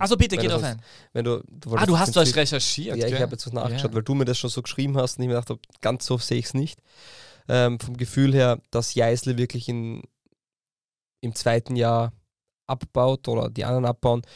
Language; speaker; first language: German; native; German